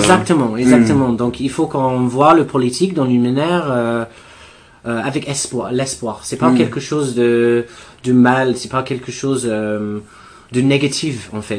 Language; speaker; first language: French; non-native, learner; English